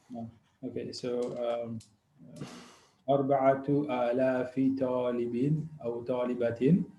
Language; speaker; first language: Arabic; non-native, learner; English